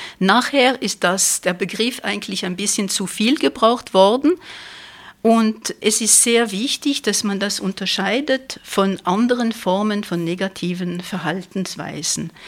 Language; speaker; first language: German; non-native, fluent; French